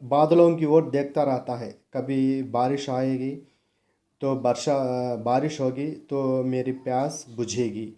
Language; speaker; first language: Hindi; non-native, local second language; Telugu